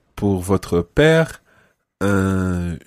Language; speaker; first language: French; non-native, fluent; English